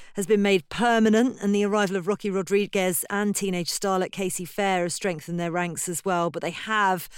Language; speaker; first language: English; native; English